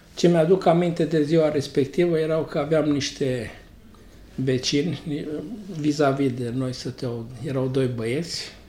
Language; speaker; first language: Romanian; non-native, local second language; Bulgarian